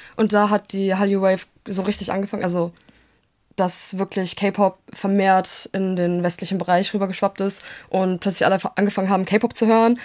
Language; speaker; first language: German; native; German